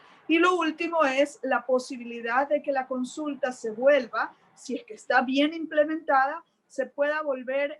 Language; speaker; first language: Spanish; native; Spanish